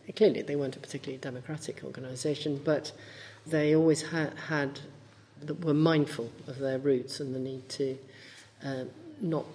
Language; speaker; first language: English; native; English